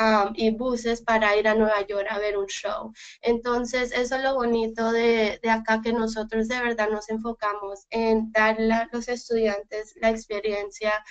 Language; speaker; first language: Spanish; early bilingual, heritage; Spanish